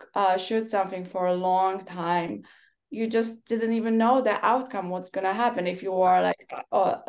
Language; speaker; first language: English; non-native, fluent; Polish